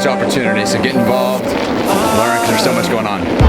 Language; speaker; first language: English; native; English